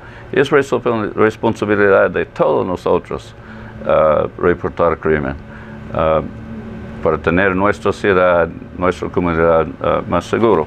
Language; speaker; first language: Spanish; non-native, fluent; English